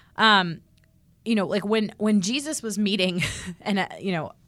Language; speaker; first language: English; native; English